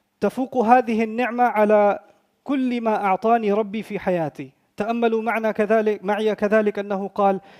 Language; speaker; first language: Arabic; non-native, fluent; Urdu